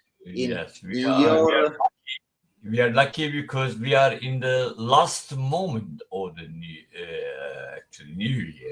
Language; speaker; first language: English; non-native, fluent; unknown